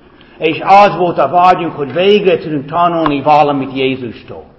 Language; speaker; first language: Hungarian; non-native, fluent; English